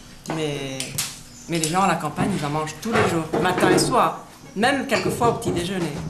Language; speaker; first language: French; early bilingual, heritage; French